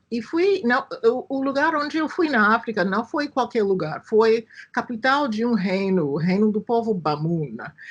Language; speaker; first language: Portuguese; non-native, fluent; English